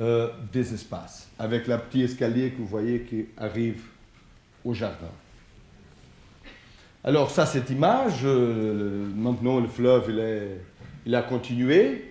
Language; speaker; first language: French; non-native, fluent; Portuguese